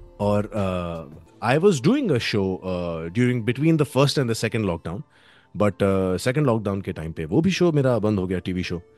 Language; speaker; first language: Hindi; native; Hindi